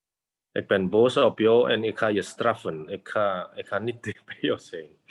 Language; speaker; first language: Dutch; non-native, fluent; Indonesian